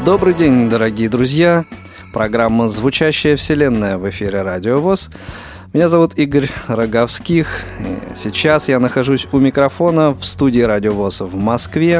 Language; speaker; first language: Russian; native; Russian